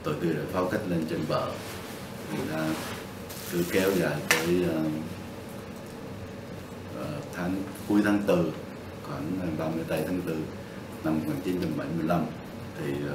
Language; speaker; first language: Vietnamese; non-native, local second language; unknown